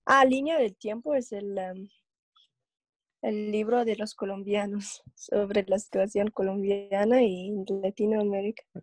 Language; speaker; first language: Spanish; non-native, learner; English